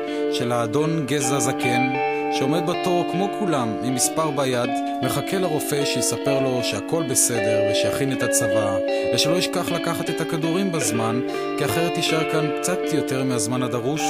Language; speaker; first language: Hebrew; native; Hebrew